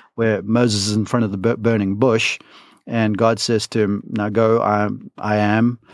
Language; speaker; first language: English; native; English